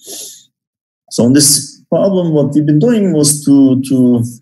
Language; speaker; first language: English; non-native, fluent; Turkish